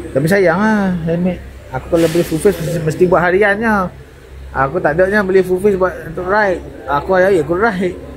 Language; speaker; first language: Malay; native; Malay